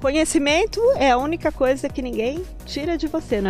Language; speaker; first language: Portuguese; native; Portuguese